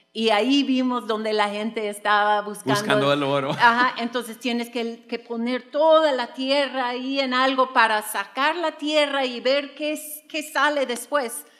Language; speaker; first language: Spanish; non-native, fluent; English